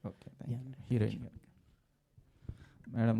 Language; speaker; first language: Telugu; native; Telugu